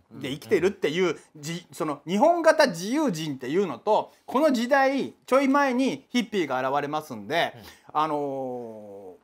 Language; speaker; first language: Japanese; native; Japanese